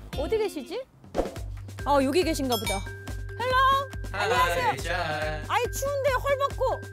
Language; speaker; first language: Korean; native; Korean